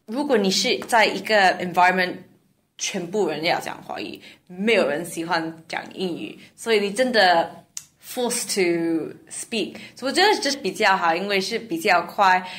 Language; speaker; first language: Chinese; non-native, learner; English